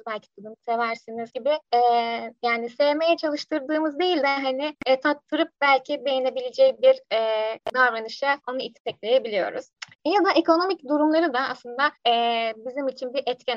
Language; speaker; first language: Turkish; native; Turkish